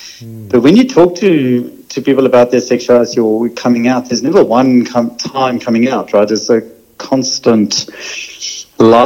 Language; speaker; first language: English; native; English